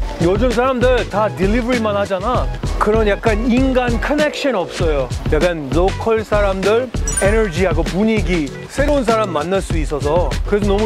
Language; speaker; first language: Korean; non-native, fluent; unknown